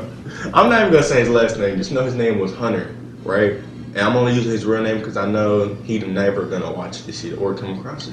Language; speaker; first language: English; native; English